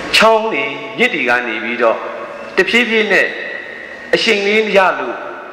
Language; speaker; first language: Burmese; native; Burmese